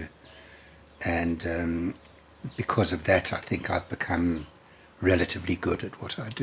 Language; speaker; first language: English; native; English